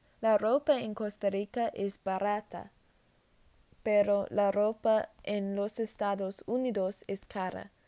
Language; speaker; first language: Spanish; non-native, learner; English